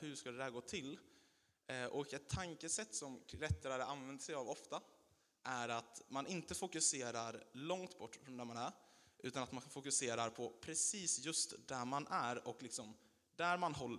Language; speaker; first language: Swedish; native; Swedish